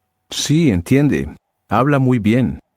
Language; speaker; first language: Spanish; non-native, learner; English